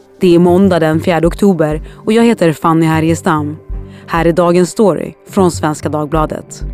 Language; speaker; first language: Swedish; native; Swedish